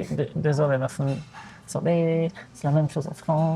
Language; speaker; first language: French; non-native, fluent; Portuguese